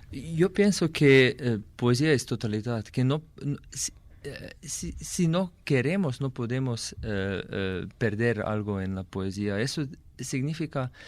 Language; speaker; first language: Spanish; non-native, fluent; Slovenian